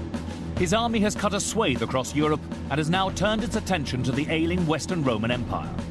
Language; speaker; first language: English; native; English